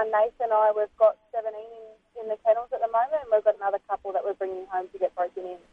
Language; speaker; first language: English; native; English